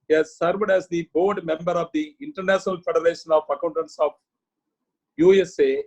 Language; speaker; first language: English; non-native, local second language; Tamil